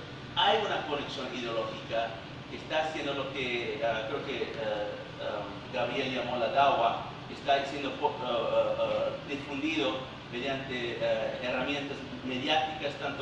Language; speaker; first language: Spanish; early bilingual, heritage; Spanish